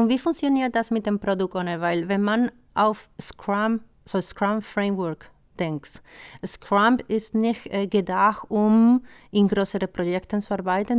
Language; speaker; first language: German; non-native, fluent; Spanish